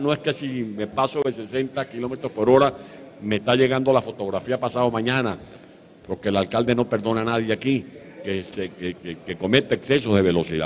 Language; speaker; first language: Spanish; native; Spanish